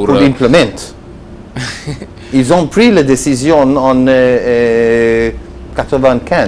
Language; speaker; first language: French; non-native, learner; Hebrew